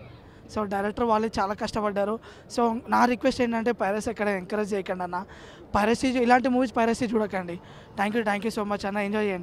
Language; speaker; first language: Telugu; native; Telugu